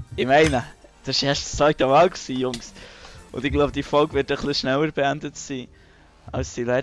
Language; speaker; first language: German; native; German